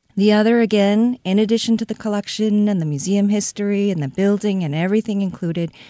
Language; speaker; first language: English; non-native, fluent; Korean